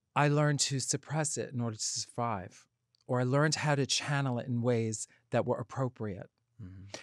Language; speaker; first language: English; native; English